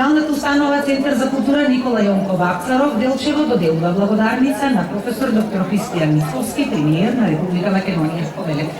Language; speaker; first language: Macedonian; native; Macedonian